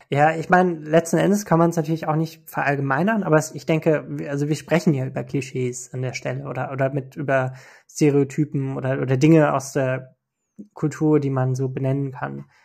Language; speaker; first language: German; early bilingual, other home language; Turkish